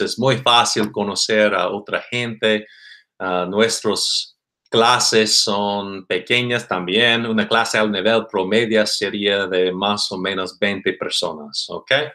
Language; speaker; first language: Spanish; non-native, fluent; English